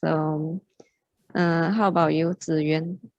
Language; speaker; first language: English; non-native, local second language; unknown